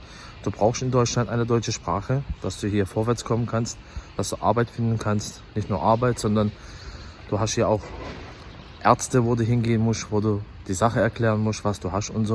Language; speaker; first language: German; early bilingual, other home language; Turkish